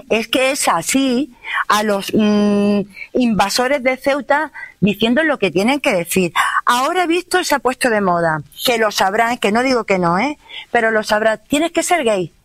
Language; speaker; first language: Spanish; native; Spanish